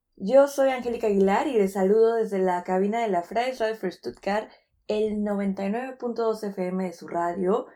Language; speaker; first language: Spanish; native; Spanish